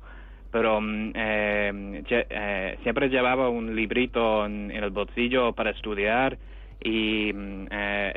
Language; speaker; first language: Spanish; non-native, fluent; English